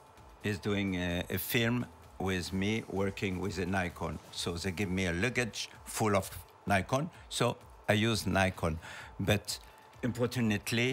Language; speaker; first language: English; non-native, learner; French